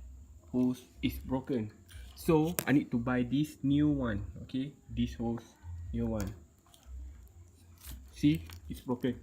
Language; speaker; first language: English; non-native, local second language; Malay